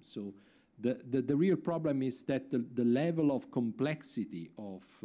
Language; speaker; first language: English; non-native, fluent; Italian